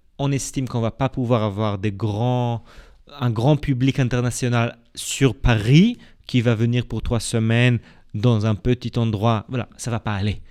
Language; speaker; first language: French; non-native, fluent; Hebrew